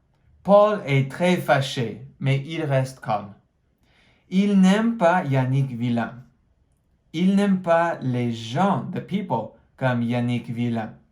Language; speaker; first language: French; non-native, fluent; English